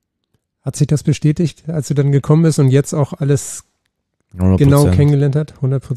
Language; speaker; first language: German; native; German